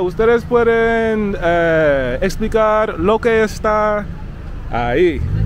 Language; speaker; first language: Spanish; non-native, learner; English